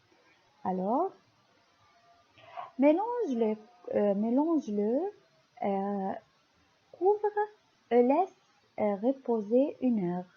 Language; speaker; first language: French; non-native, local second language; Arabic